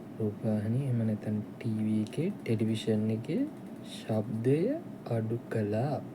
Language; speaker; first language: Sinhala; native; Sinhala